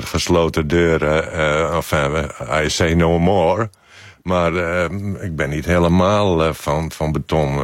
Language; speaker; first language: Dutch; native; Dutch